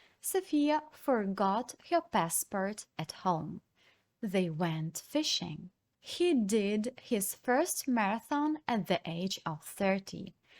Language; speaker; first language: English; non-native, fluent; Ukrainian